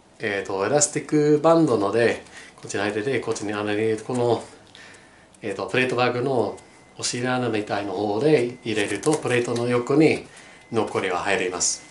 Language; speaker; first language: Japanese; non-native, learner; English